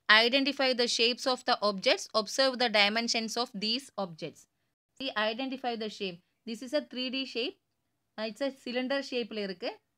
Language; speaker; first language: English; non-native, local second language; Tamil